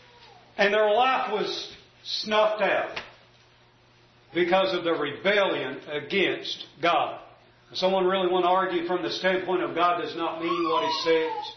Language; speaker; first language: English; native; English